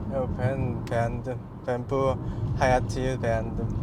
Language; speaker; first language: Turkish; non-native, learner; Korean